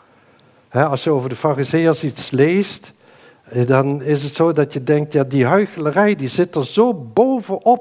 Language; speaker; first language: Dutch; native; Dutch